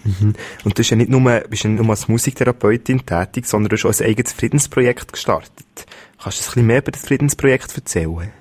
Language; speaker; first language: German; native; German